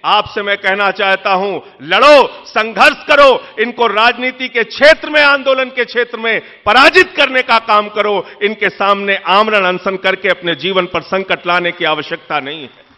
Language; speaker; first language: Hindi; native; Hindi